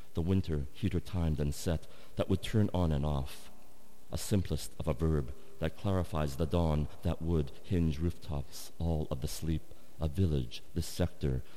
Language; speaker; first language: English; native; English